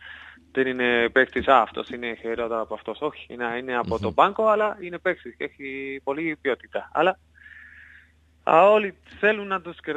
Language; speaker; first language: Greek; non-native, learner; Spanish